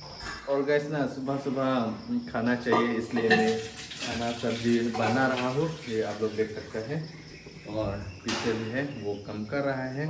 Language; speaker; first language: Hindi; non-native, local second language; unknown